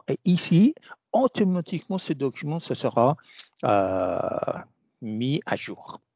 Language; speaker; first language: French; non-native, fluent; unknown